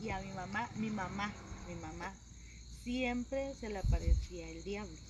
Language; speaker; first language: Spanish; native; Spanish